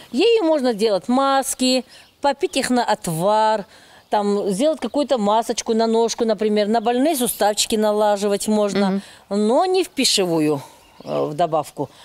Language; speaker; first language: Russian; non-native, local second language; Lezghian